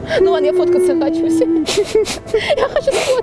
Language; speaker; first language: Russian; native; Russian